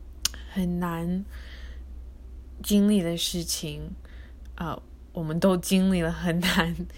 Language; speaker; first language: Chinese; early bilingual, heritage; Chinese